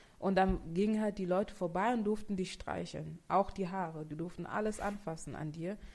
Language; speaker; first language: German; native; German